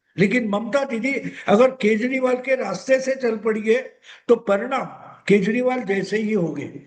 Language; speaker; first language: Hindi; non-native, local second language; Marathi